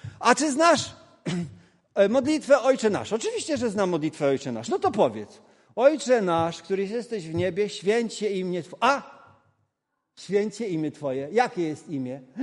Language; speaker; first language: Polish; non-native, local second language; Kashubian